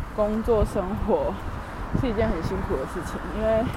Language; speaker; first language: Chinese; native; Chinese